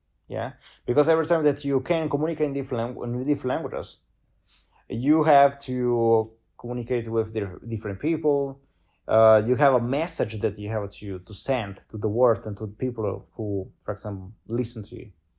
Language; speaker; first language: English; non-native, fluent; Italian